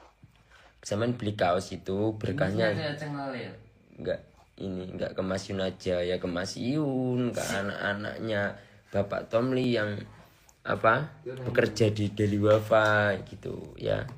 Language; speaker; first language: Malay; non-native, local second language; Javanese